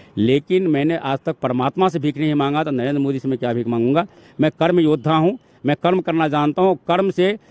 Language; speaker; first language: Hindi; native; Hindi